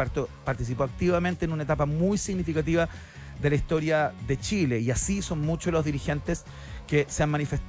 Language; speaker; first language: Spanish; native; Spanish